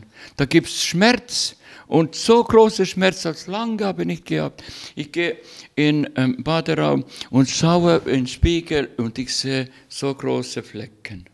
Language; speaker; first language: German; non-native, learner; Russian